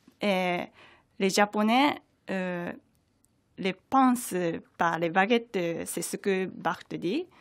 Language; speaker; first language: French; non-native, fluent; Japanese